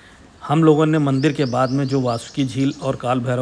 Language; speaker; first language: Hindi; native; Hindi